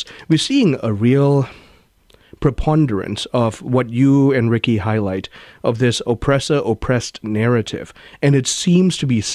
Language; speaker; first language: English; non-native, local second language; Tamil